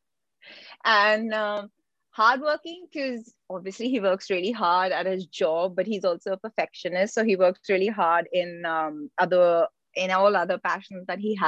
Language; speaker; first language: English; non-native, local second language; Hindi